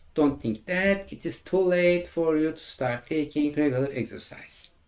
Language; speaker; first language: English; non-native, fluent; Turkish